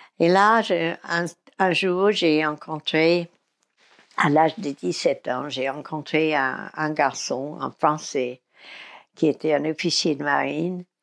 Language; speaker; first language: French; non-native, fluent; English